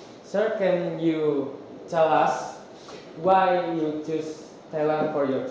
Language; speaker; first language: English; non-native, learner; Indonesian